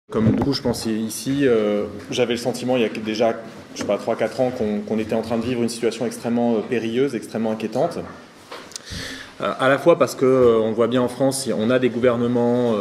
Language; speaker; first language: French; native; French